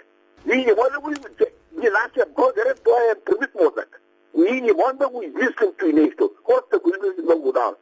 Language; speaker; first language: Bulgarian; native; Bulgarian